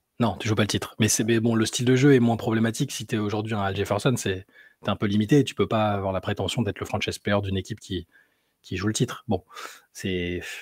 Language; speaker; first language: French; native; French